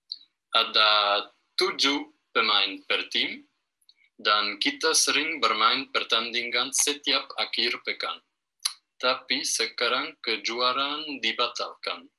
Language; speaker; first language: Indonesian; non-native, learner; German